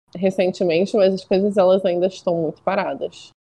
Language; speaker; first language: Portuguese; native; Portuguese